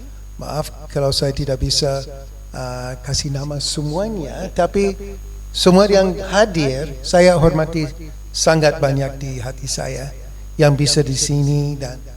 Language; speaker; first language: Indonesian; non-native, fluent; English